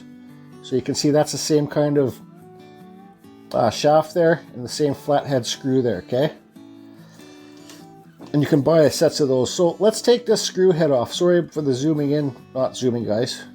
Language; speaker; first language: English; native; English